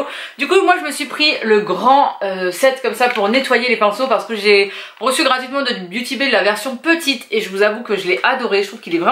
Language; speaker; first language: French; native; French